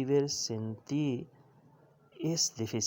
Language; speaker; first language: Spanish; non-native, learner; Urdu